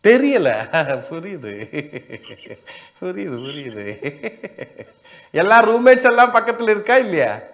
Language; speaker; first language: Tamil; non-native, learner; Malayalam